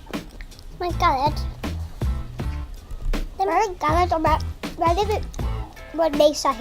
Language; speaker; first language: Welsh; non-native, local second language; English